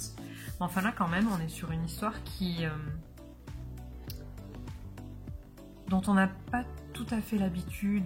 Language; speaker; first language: French; native; French